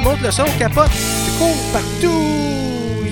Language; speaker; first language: French; native; French